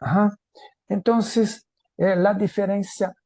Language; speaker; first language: Spanish; non-native, fluent; Portuguese